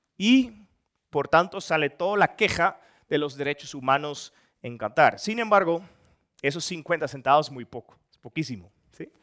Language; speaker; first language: Spanish; non-native, fluent; Dutch